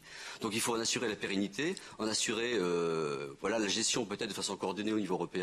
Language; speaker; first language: French; native; French